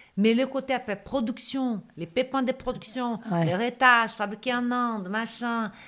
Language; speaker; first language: French; non-native, fluent; Portuguese